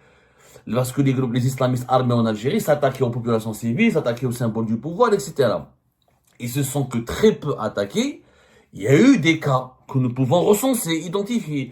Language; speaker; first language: French; non-native, local second language; Arabic